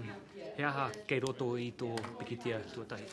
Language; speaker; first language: Māori; non-native, learner; English